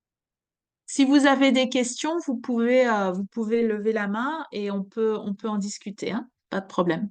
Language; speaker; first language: French; native; French